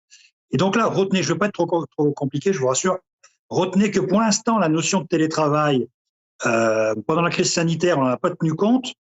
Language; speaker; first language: French; native; French